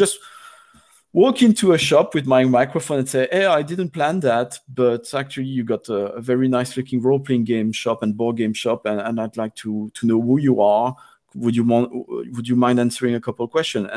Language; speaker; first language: English; non-native, fluent; French